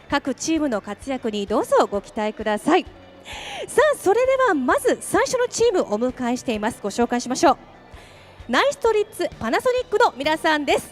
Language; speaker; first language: Japanese; native; Japanese